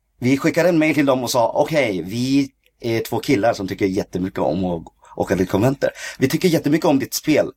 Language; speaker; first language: Swedish; early bilingual, other home language; Cantonese